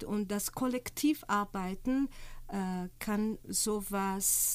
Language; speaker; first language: German; non-native, fluent; Portuguese